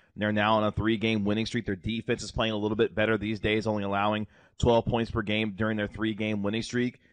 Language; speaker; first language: English; native; English